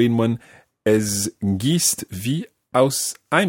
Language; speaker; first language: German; non-native, learner; English